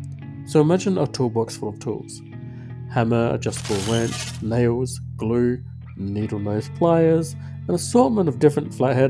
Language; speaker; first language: English; native; English